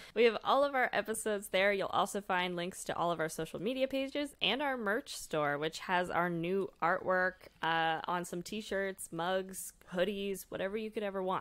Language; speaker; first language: English; native; English